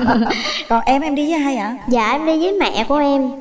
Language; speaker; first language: Vietnamese; native; Vietnamese